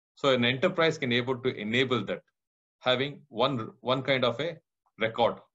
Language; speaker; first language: English; non-native, local second language; Kannada